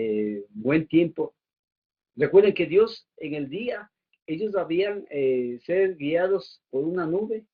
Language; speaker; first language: Spanish; native; Spanish